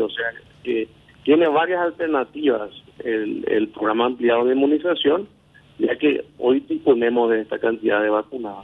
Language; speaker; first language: Spanish; native; Spanish